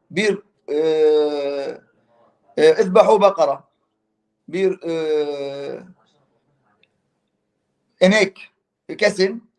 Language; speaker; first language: Turkish; non-native, fluent; Arabic